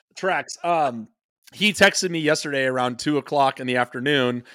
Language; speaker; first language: English; native; English